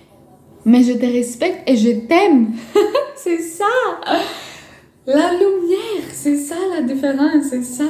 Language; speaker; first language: French; non-native, fluent; Greek